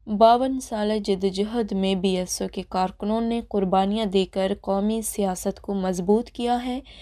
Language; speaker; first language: Urdu; non-native, local second language; Baluchi